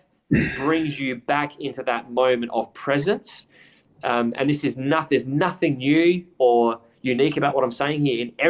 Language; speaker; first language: English; native; English